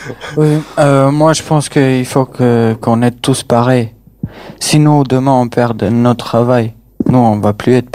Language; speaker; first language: French; non-native, fluent; Albanian